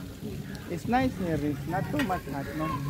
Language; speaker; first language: English; non-native, local second language; Filipino